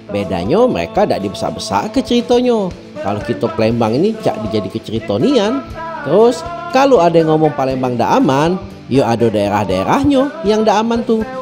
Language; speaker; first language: Indonesian; native; Indonesian